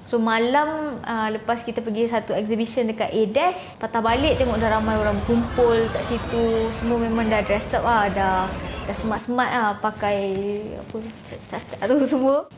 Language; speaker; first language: Malay; native; Malay